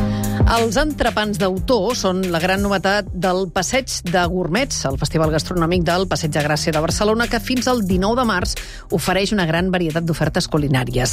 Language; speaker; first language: Catalan; native; Catalan